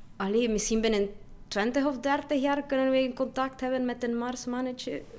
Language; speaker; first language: Dutch; non-native, fluent; Spanish